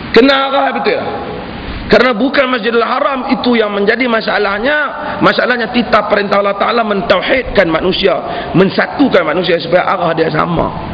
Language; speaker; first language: Malay; native; Malay